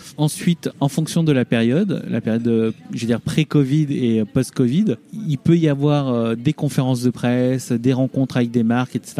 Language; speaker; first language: French; early bilingual, other home language; Vietnamese